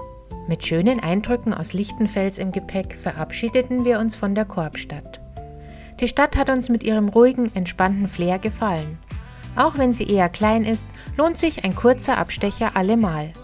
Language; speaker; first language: German; native; German